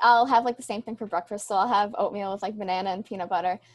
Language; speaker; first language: English; native; English